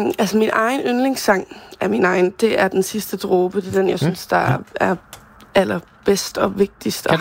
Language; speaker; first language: Danish; native; Danish